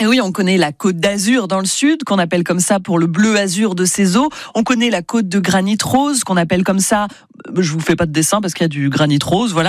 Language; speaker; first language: French; native; French